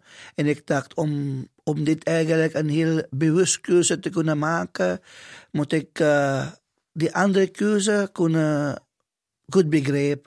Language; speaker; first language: Dutch; non-native, fluent; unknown